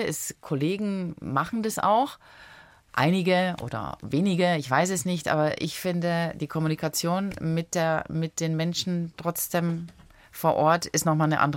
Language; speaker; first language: German; early bilingual, other home language; Italian